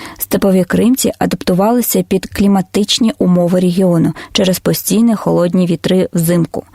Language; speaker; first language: Ukrainian; non-native, local second language; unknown